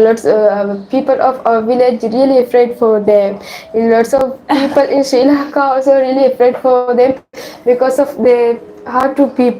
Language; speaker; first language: English; non-native, learner; Sinhala